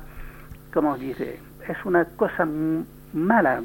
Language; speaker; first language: Spanish; non-native, learner; French